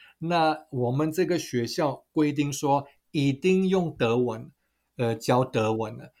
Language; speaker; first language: Chinese; non-native, fluent; German